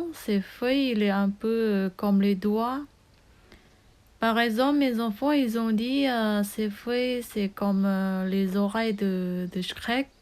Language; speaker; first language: French; non-native, learner; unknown